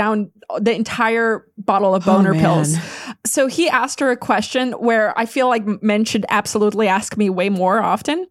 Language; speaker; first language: English; non-native, fluent; Polish